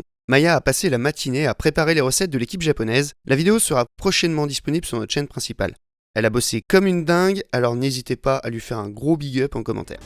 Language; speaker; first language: French; native; French